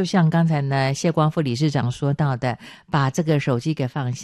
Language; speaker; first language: Chinese; native; Chinese